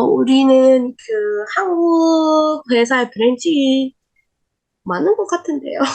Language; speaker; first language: Korean; non-native, learner; Indonesian